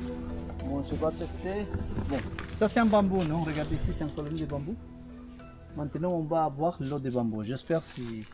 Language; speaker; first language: French; non-native, learner; Spanish